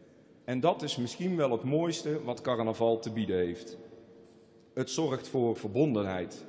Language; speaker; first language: Dutch; native; Dutch